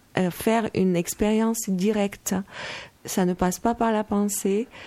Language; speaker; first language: French; non-native, fluent; Romanian